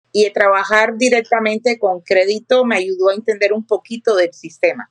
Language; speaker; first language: Spanish; native; Spanish